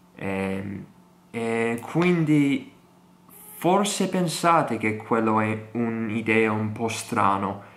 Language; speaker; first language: Italian; non-native, learner; English